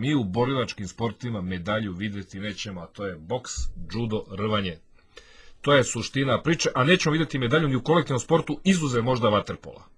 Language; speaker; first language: Serbian; native; Serbian